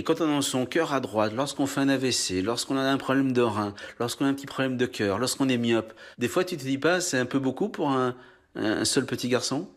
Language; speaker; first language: French; native; French